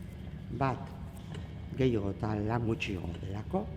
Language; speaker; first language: Basque; non-native, local second language; Spanish